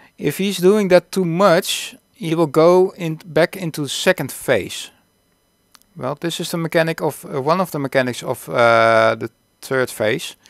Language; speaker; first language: English; non-native, fluent; Dutch